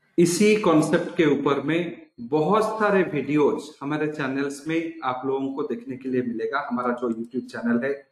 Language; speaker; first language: Hindi; non-native, local second language; Odia